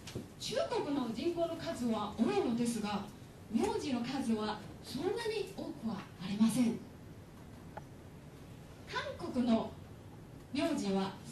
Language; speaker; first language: Japanese; non-native, fluent; Chinese